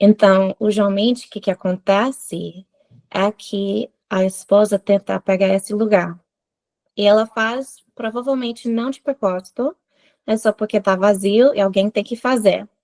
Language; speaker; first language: Portuguese; non-native, fluent; English